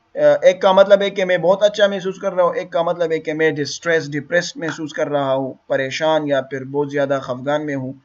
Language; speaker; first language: Urdu; non-native, local second language; Pashto